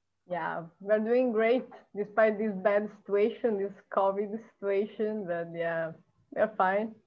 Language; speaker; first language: English; non-native, fluent; Italian